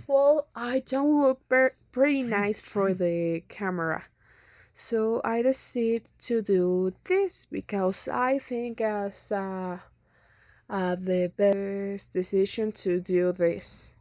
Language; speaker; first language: English; non-native, learner; Spanish